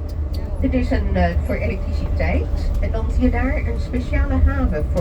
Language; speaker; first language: Dutch; non-native, fluent; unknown